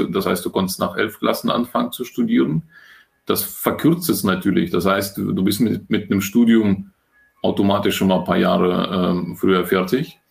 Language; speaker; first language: German; early bilingual, other home language; Russian